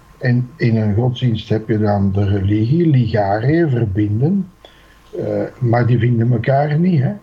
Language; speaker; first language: Dutch; native; Dutch